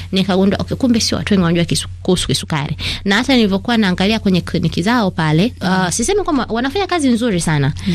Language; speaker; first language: Swahili; native; Swahili